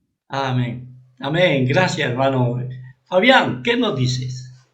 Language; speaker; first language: Spanish; native; Spanish